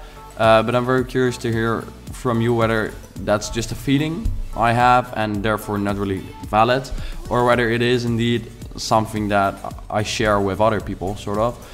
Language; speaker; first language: English; non-native, fluent; Dutch